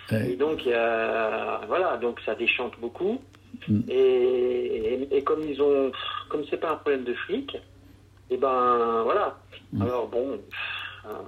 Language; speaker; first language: French; native; French